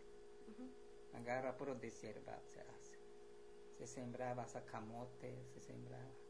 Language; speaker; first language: Spanish; non-native, local second language; Yucateco